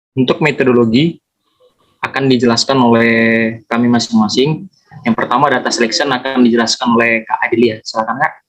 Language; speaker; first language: Indonesian; native; Indonesian